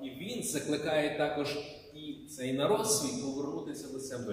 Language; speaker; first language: Ukrainian; native; Ukrainian